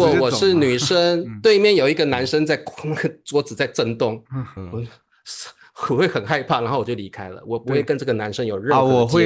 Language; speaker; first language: Chinese; native; Chinese